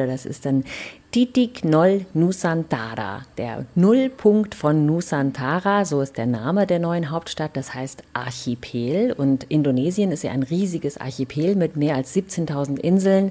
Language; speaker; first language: German; native; German